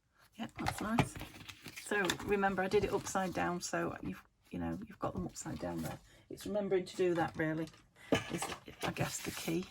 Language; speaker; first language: English; native; English